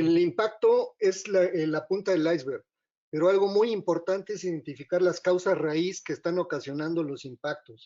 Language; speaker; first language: Spanish; native; Spanish